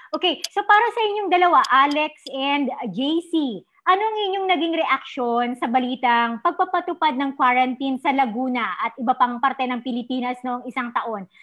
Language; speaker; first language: Filipino; native; Filipino